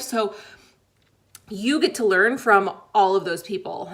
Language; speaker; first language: English; native; English